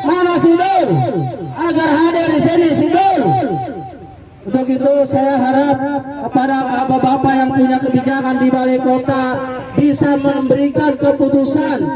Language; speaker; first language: Indonesian; native; Indonesian